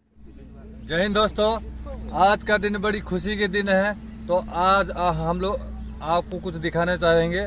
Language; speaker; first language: Hindi; non-native, local second language; Odia